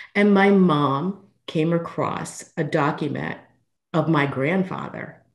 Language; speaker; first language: English; native; English